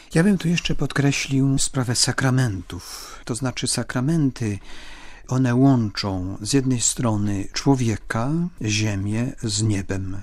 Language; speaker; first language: Polish; native; Polish